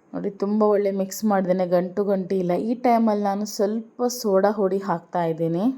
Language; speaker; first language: Kannada; non-native, local second language; Urdu